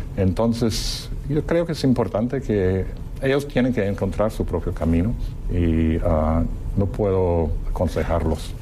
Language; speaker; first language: Spanish; non-native, fluent; English